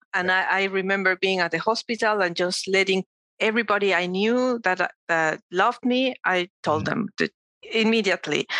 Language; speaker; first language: English; non-native, fluent; Spanish